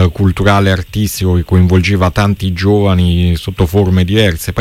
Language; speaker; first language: Italian; native; Italian